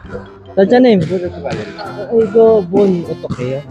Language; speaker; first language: Korean; non-native, learner; Filipino